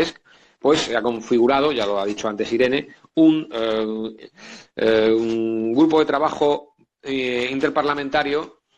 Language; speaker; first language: Spanish; native; Spanish